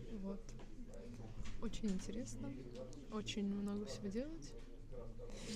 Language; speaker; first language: Russian; native; Russian